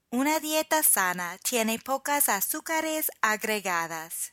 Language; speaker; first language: Spanish; non-native, fluent; English